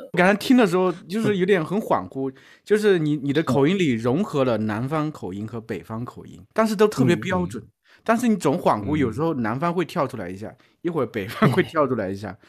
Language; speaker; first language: Chinese; native; Chinese